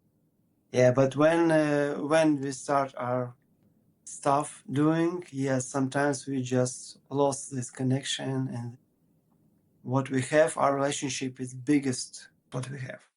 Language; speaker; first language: English; non-native, learner; Ukrainian